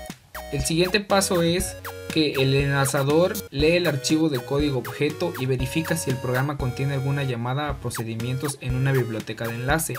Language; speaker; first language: Spanish; native; Spanish